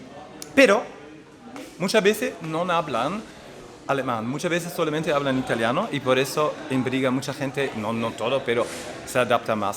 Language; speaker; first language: Spanish; non-native, fluent; Dutch